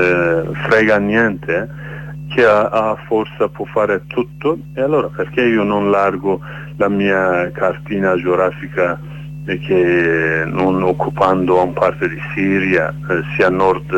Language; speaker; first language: Italian; non-native, learner; Kurdish